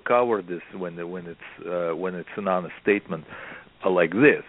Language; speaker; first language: English; non-native, fluent; Russian